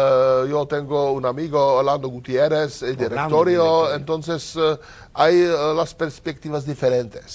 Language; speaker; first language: Spanish; non-native, learner; Czech